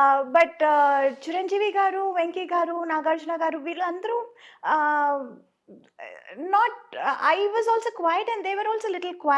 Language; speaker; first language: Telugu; non-native, fluent; Tamil